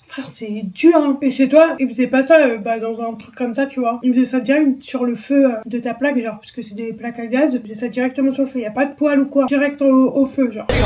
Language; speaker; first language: French; native; French